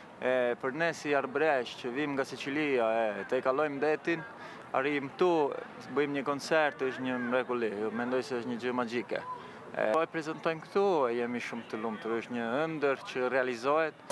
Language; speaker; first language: Albanian; early bilingual, heritage; Albanian